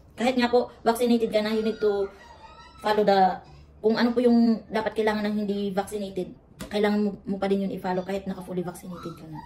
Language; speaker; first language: Filipino; native; Filipino